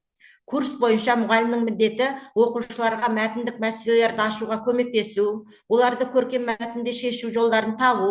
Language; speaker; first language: Kazakh; native; Kazakh